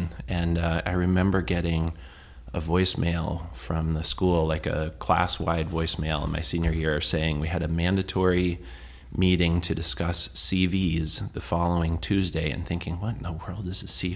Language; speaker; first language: English; native; English